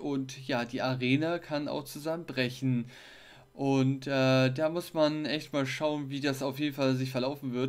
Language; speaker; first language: German; native; German